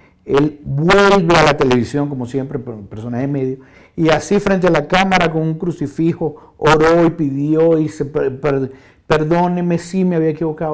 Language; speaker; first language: Spanish; native; Spanish